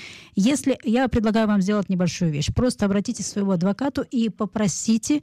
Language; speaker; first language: Russian; native; Russian